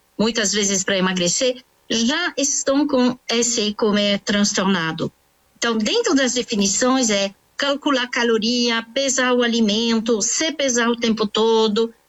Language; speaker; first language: Portuguese; non-native, fluent; French